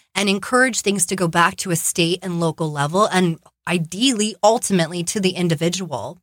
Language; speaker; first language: English; native; English